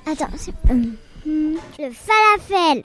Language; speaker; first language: French; early bilingual, other home language; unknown